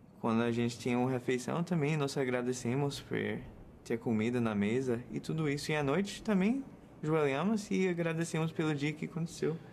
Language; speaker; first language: Portuguese; non-native, fluent; English